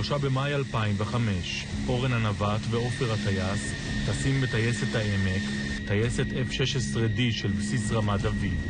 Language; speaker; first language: Hebrew; native; Hebrew